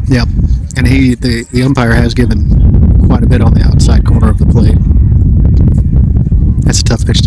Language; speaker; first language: English; native; English